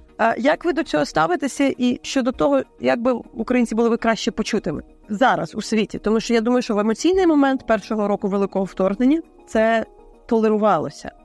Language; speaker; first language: Ukrainian; native; Ukrainian